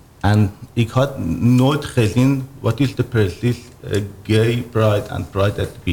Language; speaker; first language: Dutch; non-native, learner; Persian